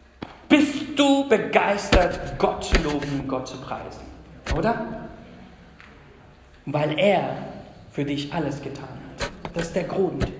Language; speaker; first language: German; non-native, fluent; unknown